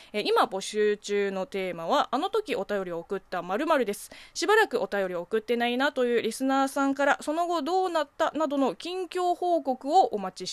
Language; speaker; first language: Japanese; non-native, fluent; Chinese